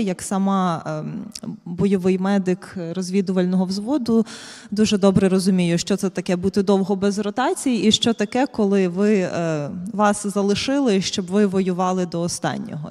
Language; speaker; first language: Ukrainian; native; Ukrainian